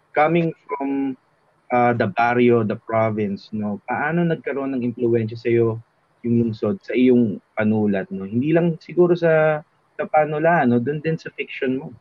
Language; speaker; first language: Filipino; native; Filipino